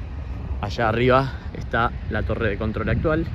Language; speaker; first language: Spanish; native; Spanish